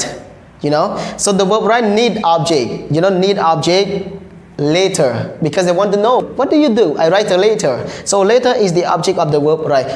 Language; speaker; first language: English; non-native, learner; Khmer